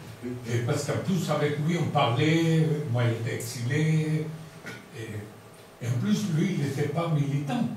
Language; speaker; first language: French; non-native, fluent; Spanish